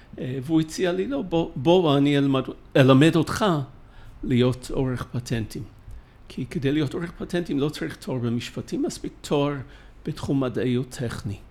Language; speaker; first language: Hebrew; non-native, fluent; English